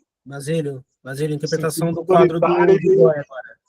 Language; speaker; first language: Portuguese; native; Portuguese